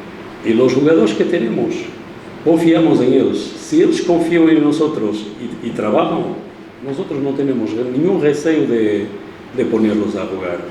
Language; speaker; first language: Spanish; non-native, fluent; Portuguese